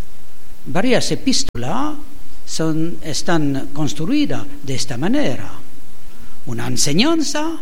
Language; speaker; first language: Spanish; non-native, learner; French